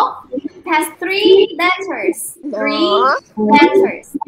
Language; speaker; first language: English; non-native, fluent; Chinese